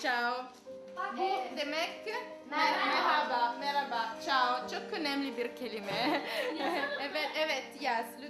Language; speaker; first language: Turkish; non-native, learner; Italian